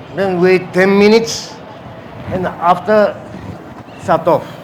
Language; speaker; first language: English; non-native, learner; Japanese